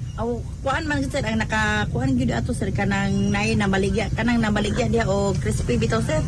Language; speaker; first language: Cebuano; native; Cebuano